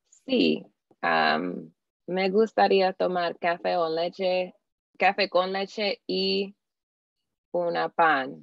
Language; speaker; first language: Spanish; non-native, learner; English